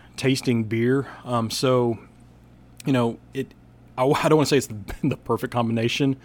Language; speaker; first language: English; native; English